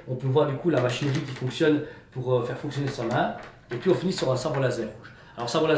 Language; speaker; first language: French; native; French